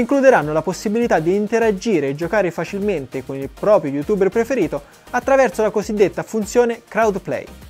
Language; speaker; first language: Italian; native; Italian